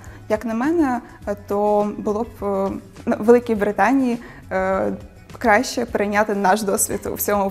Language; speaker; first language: Ukrainian; native; Ukrainian